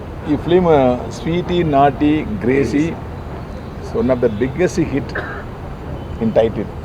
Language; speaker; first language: Telugu; non-native, learner; Tamil